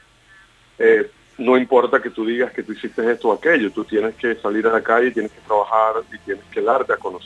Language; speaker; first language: Spanish; native; Spanish